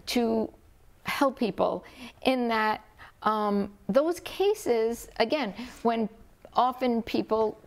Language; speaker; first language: English; native; English